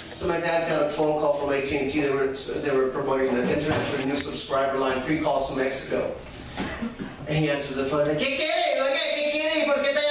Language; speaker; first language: English; native; English